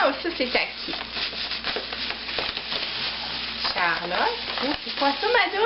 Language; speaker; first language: French; native; French